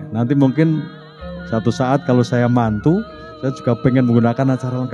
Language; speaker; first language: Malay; non-native, local second language; Javanese